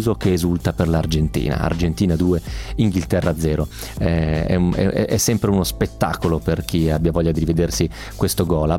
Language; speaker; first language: Italian; native; Italian